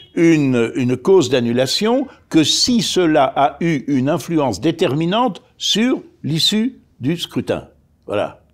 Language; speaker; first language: French; native; French